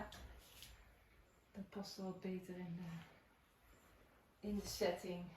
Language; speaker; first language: Dutch; native; Dutch